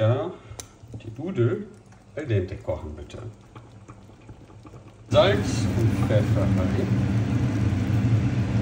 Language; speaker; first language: German; non-native, fluent; Portuguese